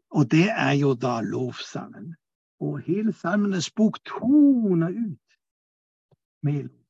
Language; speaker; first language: Norwegian; non-native, fluent; German